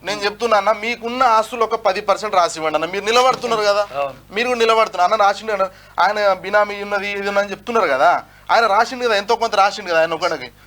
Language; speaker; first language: Telugu; non-native, local second language; Lambadi